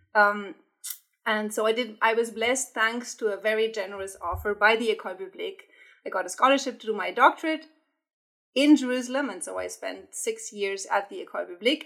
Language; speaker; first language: English; non-native, fluent; German